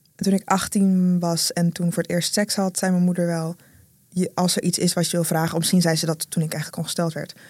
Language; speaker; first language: Dutch; native; Dutch